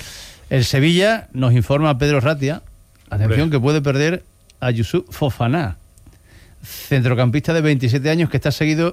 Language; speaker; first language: Spanish; native; Spanish